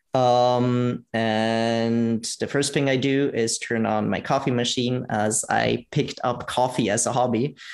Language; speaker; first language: English; non-native, fluent; Italian